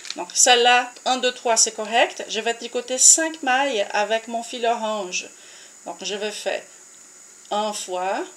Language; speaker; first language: French; non-native, fluent; Portuguese